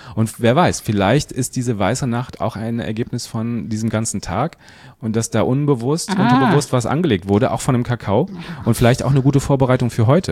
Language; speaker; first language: German; native; German